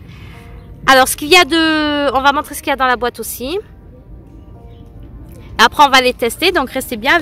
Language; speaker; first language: French; native; French